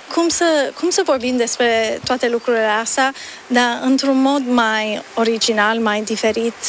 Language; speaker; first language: Romanian; early bilingual, heritage; Romanian